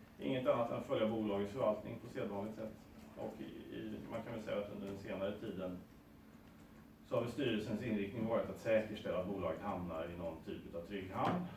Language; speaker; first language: Swedish; native; Swedish